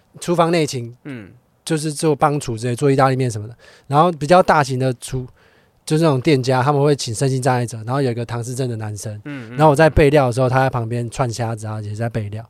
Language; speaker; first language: Chinese; native; Chinese